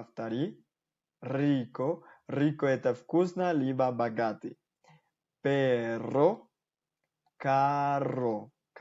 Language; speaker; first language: Russian; non-native, fluent; Spanish